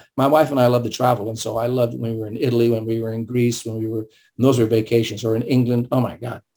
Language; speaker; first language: English; early bilingual, other home language; German